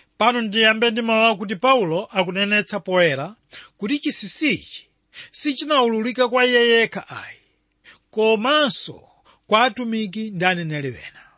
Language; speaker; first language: Nyanja; non-native, local second language; Tumbuka